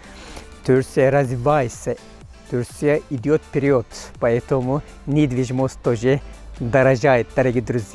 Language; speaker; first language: Russian; non-native, fluent; Turkish